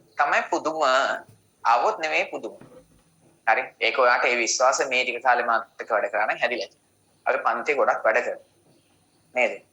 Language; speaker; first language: Sinhala; native; Sinhala